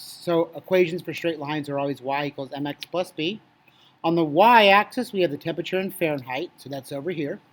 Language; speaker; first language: English; native; English